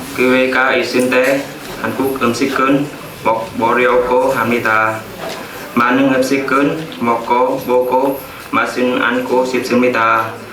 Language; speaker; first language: Korean; non-native, learner; Vietnamese